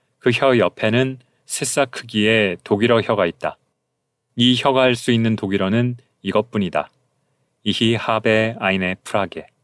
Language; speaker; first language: Korean; native; Korean